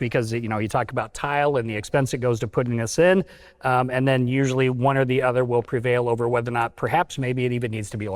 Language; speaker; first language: English; native; English